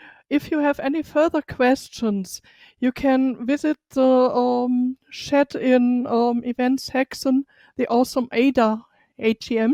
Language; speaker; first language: English; non-native, fluent; German